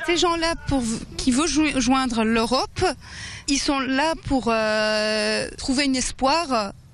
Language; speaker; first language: French; non-native, fluent; Persian